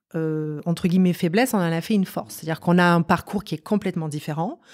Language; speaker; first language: French; native; French